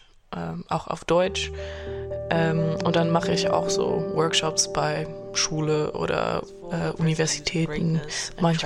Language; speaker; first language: German; non-native, fluent; French